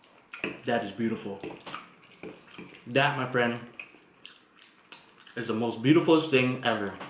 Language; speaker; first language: English; native; English